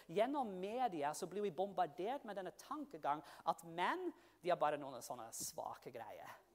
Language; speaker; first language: Norwegian; non-native, fluent; English